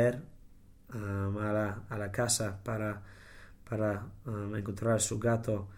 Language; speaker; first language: Spanish; non-native, learner; English